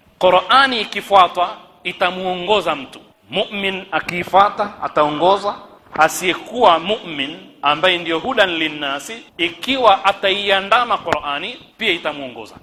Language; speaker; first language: Swahili; native; Swahili